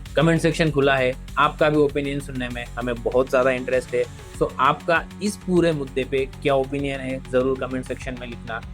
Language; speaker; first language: Hindi; non-native, local second language; Marathi